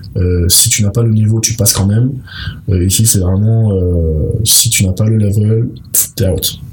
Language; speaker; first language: French; non-native, local second language; Arabic